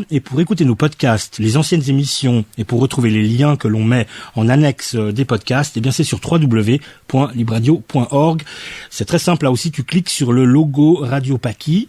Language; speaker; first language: French; native; French